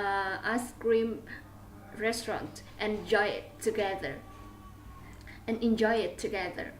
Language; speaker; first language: English; non-native, learner; Vietnamese